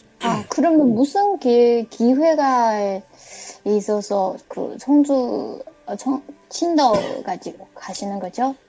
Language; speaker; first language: Korean; non-native, learner; Chinese